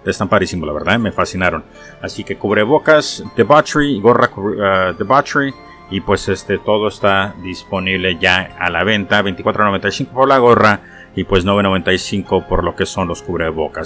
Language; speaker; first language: Spanish; native; Spanish